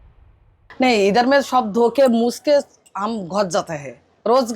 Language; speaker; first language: Hindi; non-native, local second language; Bangla